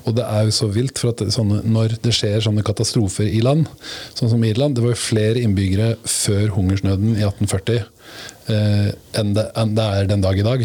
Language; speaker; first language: Norwegian; native; Norwegian